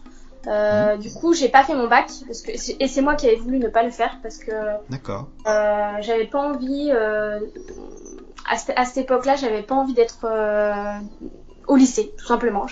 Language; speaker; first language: French; native; French